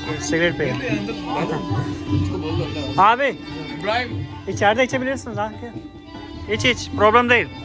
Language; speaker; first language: Turkish; non-native, fluent; Hindi